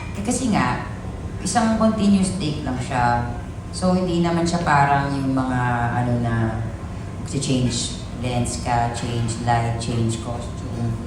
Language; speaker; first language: Filipino; native; Filipino